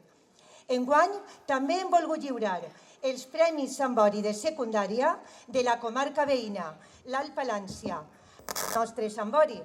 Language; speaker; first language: Catalan; native; Catalan